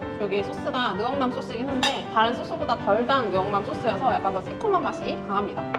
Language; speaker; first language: Korean; native; Korean